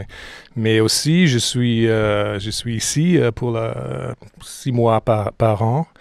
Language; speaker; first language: French; non-native, fluent; English